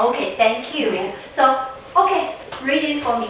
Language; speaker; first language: English; non-native, fluent; Korean